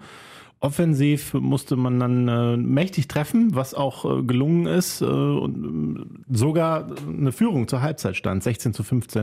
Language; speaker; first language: German; native; German